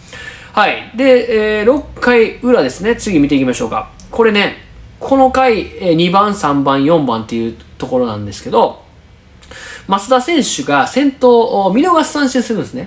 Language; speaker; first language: Japanese; native; Japanese